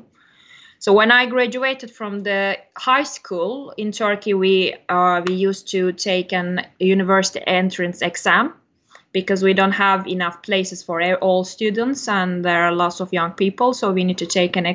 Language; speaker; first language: English; non-native, fluent; Turkish